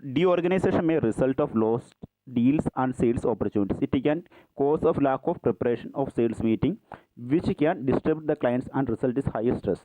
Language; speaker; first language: English; non-native, local second language; Malayalam